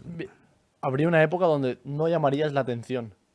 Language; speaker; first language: Spanish; native; Spanish